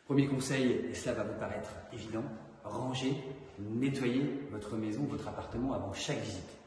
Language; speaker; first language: French; native; French